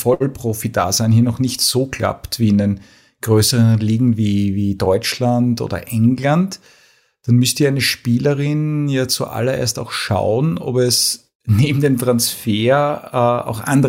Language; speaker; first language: German; native; German